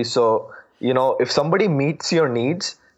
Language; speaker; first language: English; non-native, local second language; Gujarati